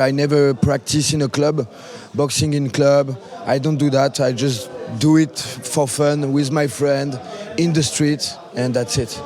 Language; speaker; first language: English; non-native, learner; French